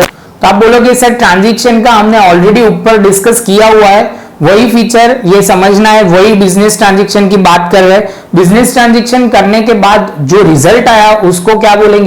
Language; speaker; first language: Hindi; non-native, local second language; Gujarati